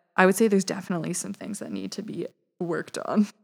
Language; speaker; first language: English; native; English